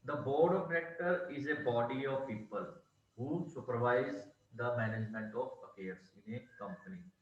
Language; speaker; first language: English; non-native, local second language; Punjabi